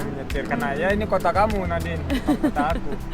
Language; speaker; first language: Indonesian; early bilingual, heritage; Indonesian